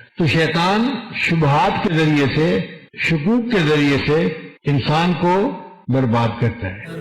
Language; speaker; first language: Urdu; non-native, local second language; Punjabi